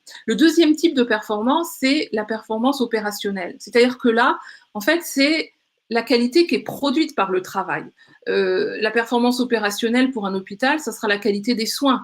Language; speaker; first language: French; native; French